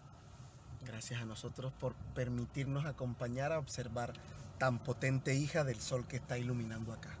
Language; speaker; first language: Spanish; native; Spanish